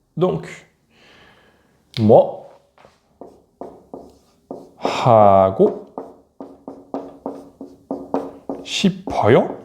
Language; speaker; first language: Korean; non-native, fluent; French